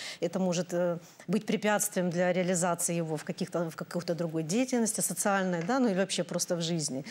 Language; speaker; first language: Russian; native; Russian